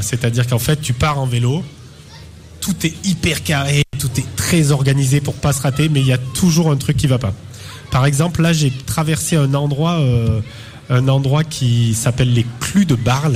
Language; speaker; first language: French; native; French